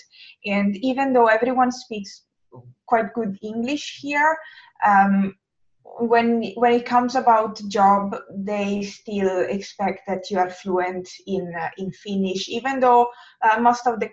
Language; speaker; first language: English; non-native, fluent; Italian